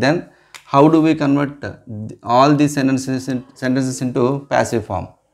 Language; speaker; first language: English; non-native, local second language; Telugu